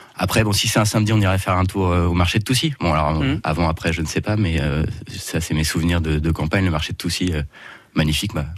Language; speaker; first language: French; native; French